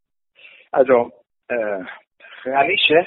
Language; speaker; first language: Ukrainian; non-native, learner; German